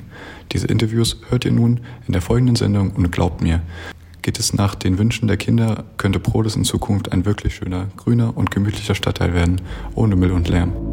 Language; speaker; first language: German; native; German